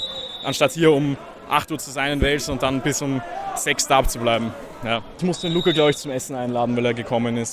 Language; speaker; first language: German; native; German